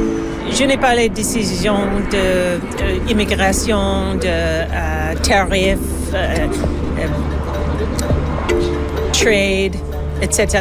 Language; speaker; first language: French; non-native, learner; English